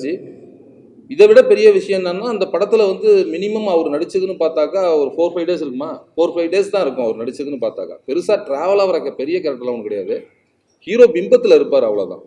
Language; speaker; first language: Tamil; native; Tamil